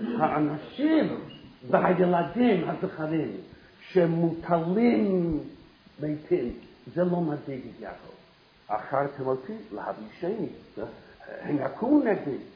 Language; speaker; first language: Hebrew; non-native, fluent; English